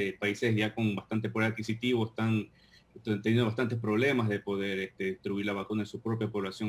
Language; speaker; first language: Spanish; native; Spanish